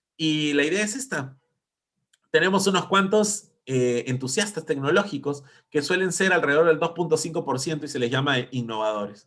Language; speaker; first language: Spanish; native; Spanish